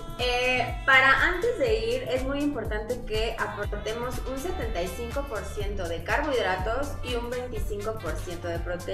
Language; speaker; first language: Spanish; native; Spanish